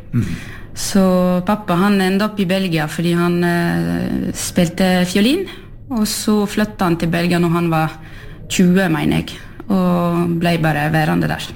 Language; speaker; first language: Norwegian; early bilingual, heritage; French